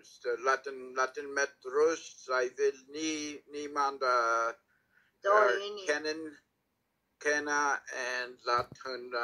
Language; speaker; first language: Dutch; non-native, learner; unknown